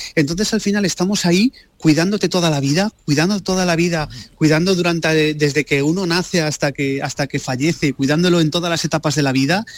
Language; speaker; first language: Spanish; native; Spanish